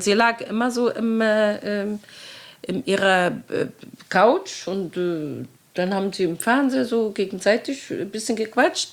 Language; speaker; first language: German; non-native, fluent; Arabic